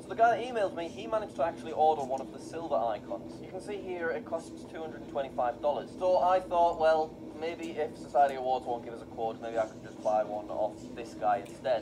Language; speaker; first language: English; native; English